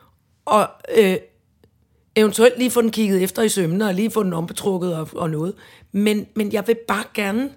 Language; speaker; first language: Danish; native; Danish